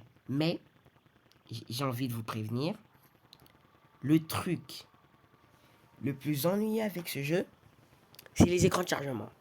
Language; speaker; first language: French; native; French